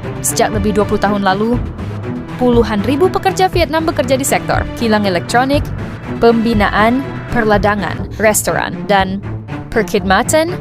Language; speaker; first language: Malay; native; Malay